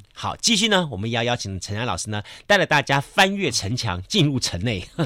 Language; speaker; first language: Chinese; native; Chinese